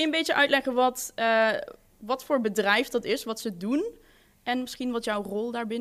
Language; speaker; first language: Dutch; native; Dutch